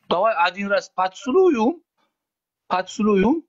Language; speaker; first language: Russian; non-native, learner; Uzbek